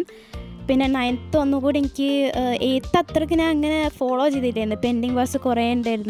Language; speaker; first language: Malayalam; early bilingual, heritage; Malayalam